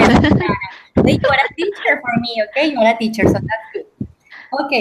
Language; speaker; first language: English; non-native, fluent; Spanish